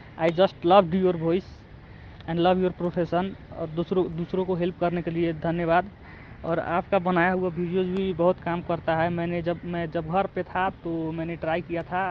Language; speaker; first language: Hindi; non-native, local second language; Nepali